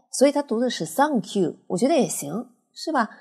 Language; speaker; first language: Chinese; native; Chinese